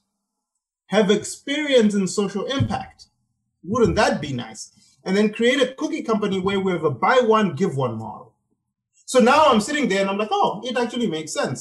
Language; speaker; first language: English; non-native, local second language; Shona